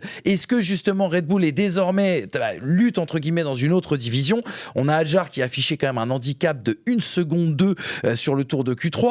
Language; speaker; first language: French; native; French